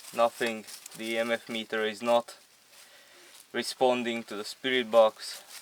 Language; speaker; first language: English; non-native, fluent; Slovak